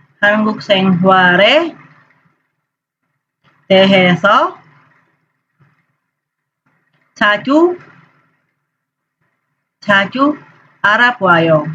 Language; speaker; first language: Korean; non-native, fluent; Indonesian